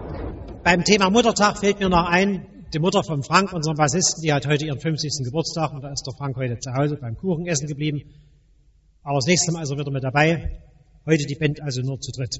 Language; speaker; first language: German; native; German